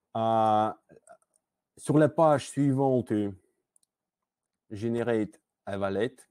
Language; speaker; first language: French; non-native, learner; Russian